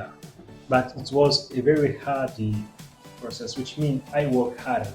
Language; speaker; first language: English; non-native, fluent; French